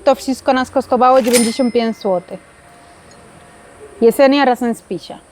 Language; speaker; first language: Polish; non-native, learner; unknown